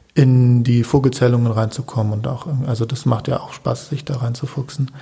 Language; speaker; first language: German; native; German